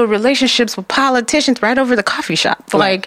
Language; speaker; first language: English; early bilingual, other home language; Jamaican Creole English